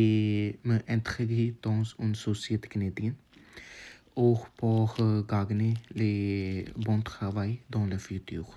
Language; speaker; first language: French; non-native, learner; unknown